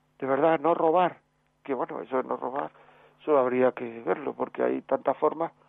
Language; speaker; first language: Spanish; native; Spanish